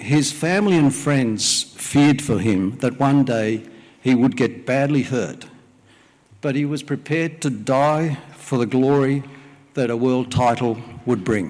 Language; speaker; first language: English; early bilingual, other home language; Welsh